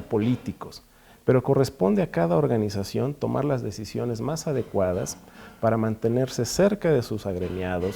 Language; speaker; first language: Spanish; native; Spanish